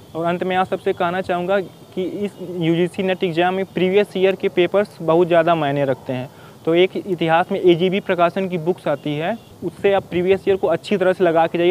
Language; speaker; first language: Hindi; native; Hindi